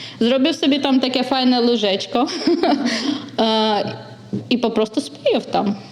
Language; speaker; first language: Polish; non-native, learner; Ukrainian